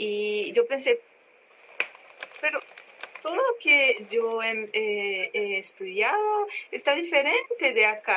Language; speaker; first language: Spanish; non-native, learner; Portuguese